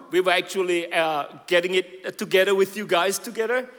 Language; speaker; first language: English; non-native, fluent; Indonesian